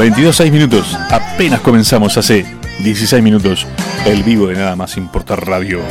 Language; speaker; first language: Spanish; native; Spanish